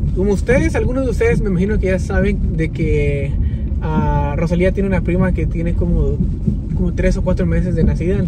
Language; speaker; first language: Spanish; early bilingual, heritage; Spanish